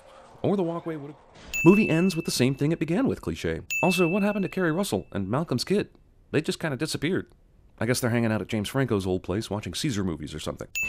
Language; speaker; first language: English; native; English